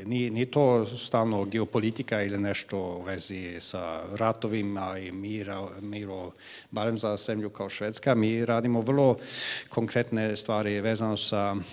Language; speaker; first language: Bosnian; non-native, fluent; Swedish